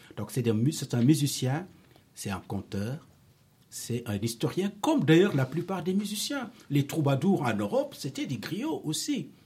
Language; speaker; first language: French; non-native, local second language; Wolof